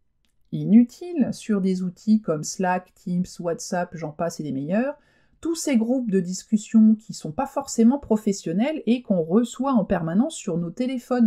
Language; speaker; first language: French; native; French